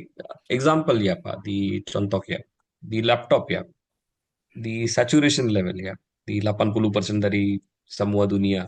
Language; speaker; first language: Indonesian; non-native, learner; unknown